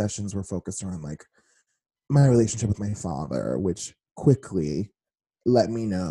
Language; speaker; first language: English; early bilingual, other home language; Spanish